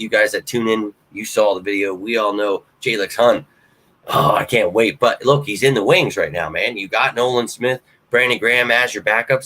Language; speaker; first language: English; native; English